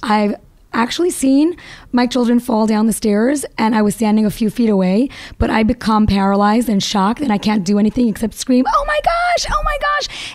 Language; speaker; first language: English; native; English